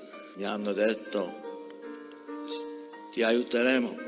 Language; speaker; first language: Italian; non-native, fluent; Polish